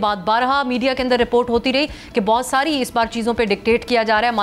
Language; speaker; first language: Urdu; native; Urdu